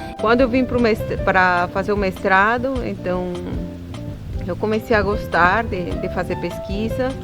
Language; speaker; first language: Portuguese; non-native, fluent; Spanish